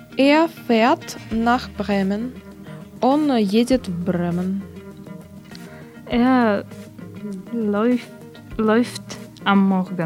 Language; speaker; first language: German; non-native, learner; Russian